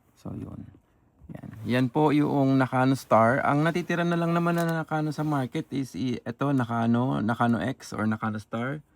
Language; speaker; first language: Filipino; native; Filipino